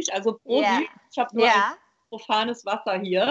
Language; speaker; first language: German; native; German